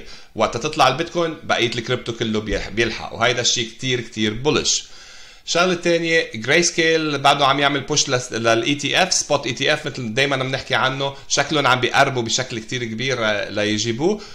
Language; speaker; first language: Arabic; native; Arabic